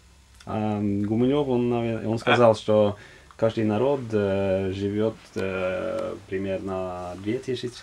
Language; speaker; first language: Russian; non-native, fluent; Norwegian